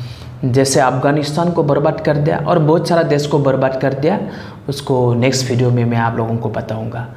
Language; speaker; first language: Hindi; non-native, local second language; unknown